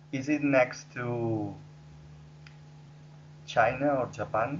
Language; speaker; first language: English; non-native, fluent; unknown